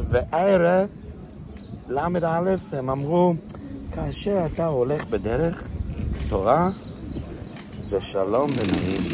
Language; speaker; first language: Hebrew; non-native, learner; English